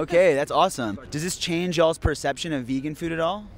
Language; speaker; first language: English; early bilingual, other home language; Spanish